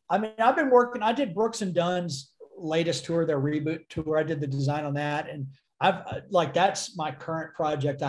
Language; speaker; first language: English; native; English